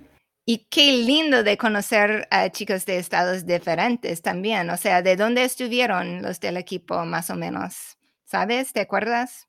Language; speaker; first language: Spanish; non-native, fluent; English